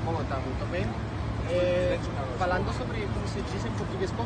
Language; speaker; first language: Portuguese; non-native, learner; French